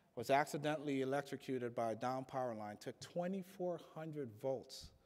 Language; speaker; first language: English; native; English